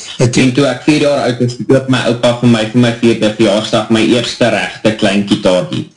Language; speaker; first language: Afrikaans; native; Afrikaans